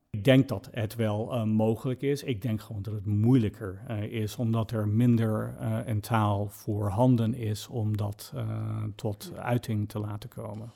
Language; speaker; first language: Dutch; non-native, fluent; English